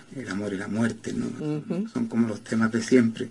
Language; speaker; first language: Spanish; native; Spanish